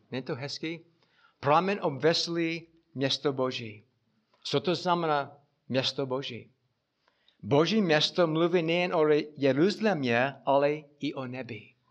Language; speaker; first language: Czech; non-native, fluent; English